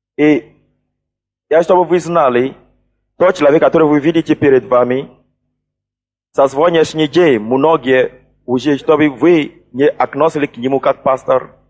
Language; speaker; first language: Russian; non-native, fluent; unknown